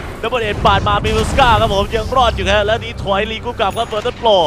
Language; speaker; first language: Thai; native; Thai